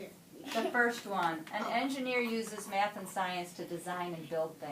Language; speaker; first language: English; native; English